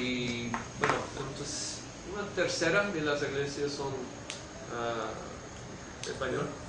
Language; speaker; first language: Spanish; early bilingual, heritage; English